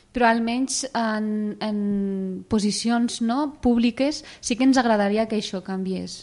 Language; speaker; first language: Catalan; early bilingual, other home language; Arabic